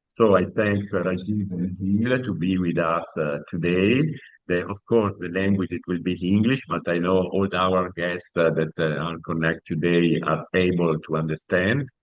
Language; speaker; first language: English; non-native, learner; Italian